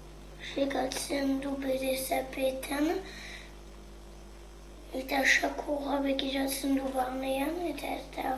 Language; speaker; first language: Basque; non-native, local second language; French